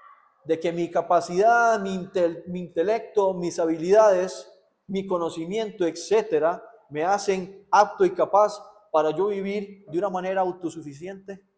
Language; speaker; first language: Spanish; native; Spanish